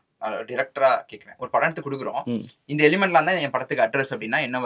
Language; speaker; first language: Tamil; native; Tamil